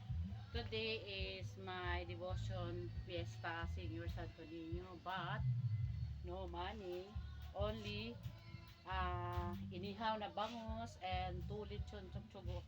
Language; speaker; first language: English; non-native, learner; Filipino